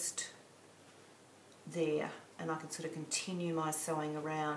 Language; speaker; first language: English; native; English